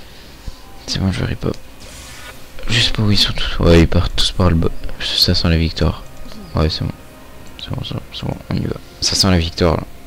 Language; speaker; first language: French; native; French